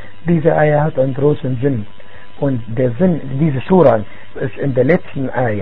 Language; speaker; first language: German; non-native, fluent; Arabic